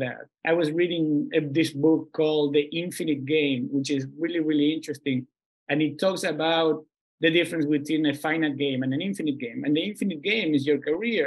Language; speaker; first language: English; non-native, fluent; Spanish